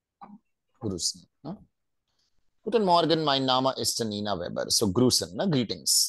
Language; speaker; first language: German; non-native, fluent; Hindi